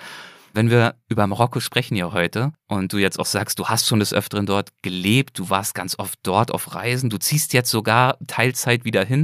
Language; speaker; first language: German; native; German